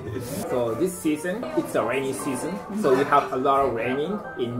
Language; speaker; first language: English; non-native, fluent; Japanese